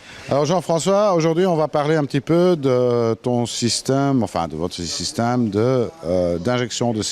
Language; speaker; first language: French; native; French